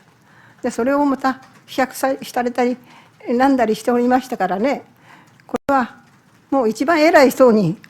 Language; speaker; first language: Japanese; native; Japanese